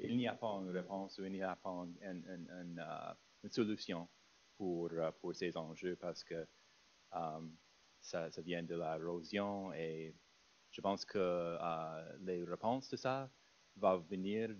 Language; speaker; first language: French; non-native, fluent; English